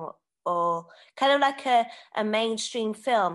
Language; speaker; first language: English; native; English